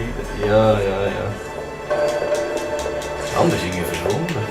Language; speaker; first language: German; native; German